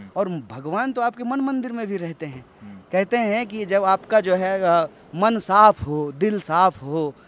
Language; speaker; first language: Hindi; native; Hindi